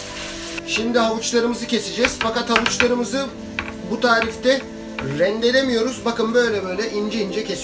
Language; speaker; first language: Turkish; native; Turkish